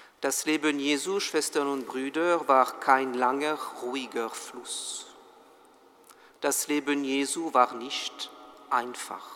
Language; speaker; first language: German; non-native, fluent; French